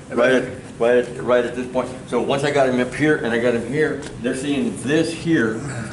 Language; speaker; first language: English; early bilingual, other home language; Spanish